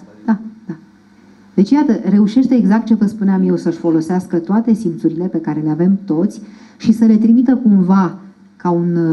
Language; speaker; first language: Romanian; native; Romanian